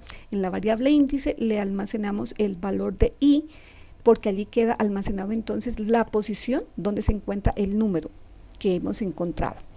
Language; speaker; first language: Spanish; native; Spanish